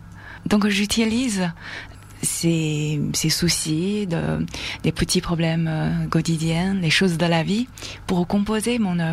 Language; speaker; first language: French; non-native, fluent; Chinese